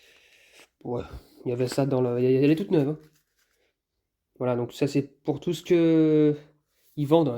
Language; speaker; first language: French; native; French